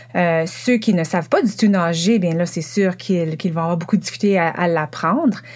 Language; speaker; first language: French; native; French